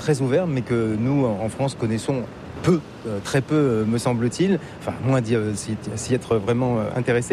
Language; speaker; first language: French; native; French